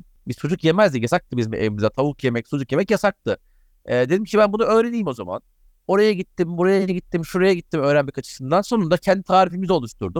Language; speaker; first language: Turkish; native; Turkish